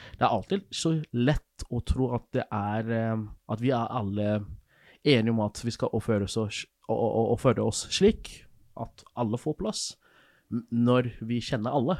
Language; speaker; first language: Norwegian; non-native, fluent; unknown